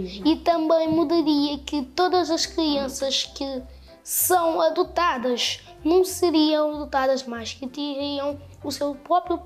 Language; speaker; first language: Portuguese; non-native, local second language; Kabuverdianu